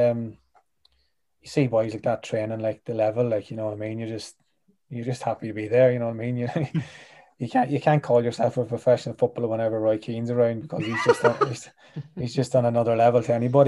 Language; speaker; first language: English; native; English